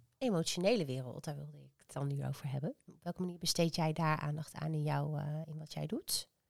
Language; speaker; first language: Dutch; native; Dutch